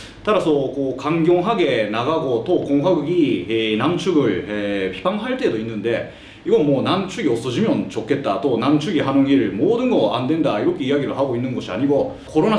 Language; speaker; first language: Korean; early bilingual, heritage; Korean